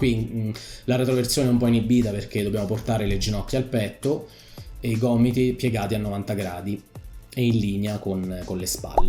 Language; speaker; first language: Italian; native; Italian